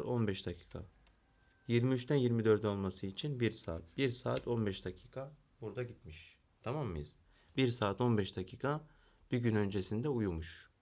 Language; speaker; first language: Turkish; native; Turkish